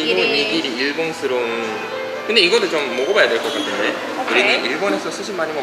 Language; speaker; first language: Korean; non-native, fluent; Japanese